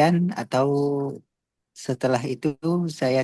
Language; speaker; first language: Indonesian; non-native, learner; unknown